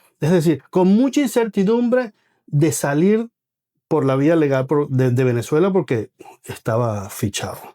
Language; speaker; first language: Spanish; native; Spanish